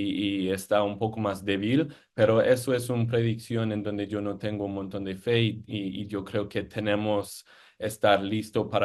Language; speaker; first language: Spanish; non-native, fluent; English